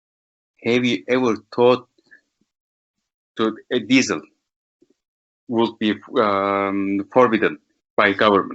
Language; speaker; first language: English; non-native, learner; Turkish